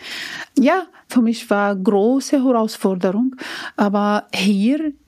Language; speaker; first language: German; non-native, learner; Arabic